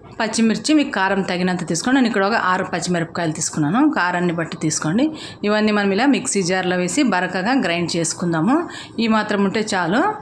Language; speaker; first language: Telugu; native; Telugu